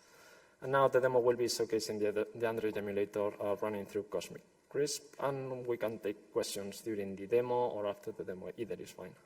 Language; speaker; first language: English; non-native, fluent; Spanish